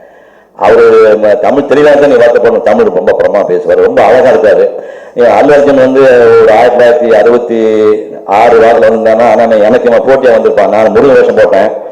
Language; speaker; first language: Tamil; native; Tamil